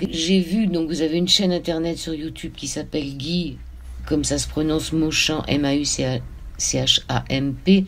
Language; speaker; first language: French; native; French